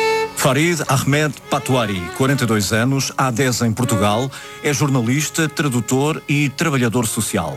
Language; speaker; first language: Portuguese; native; Portuguese